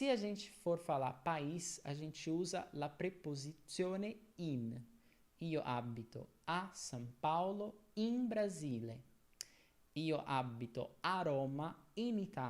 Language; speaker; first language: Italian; non-native, fluent; Portuguese